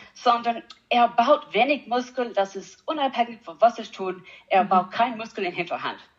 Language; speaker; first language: German; non-native, learner; English